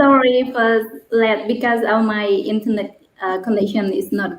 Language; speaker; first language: English; non-native, learner; Khmer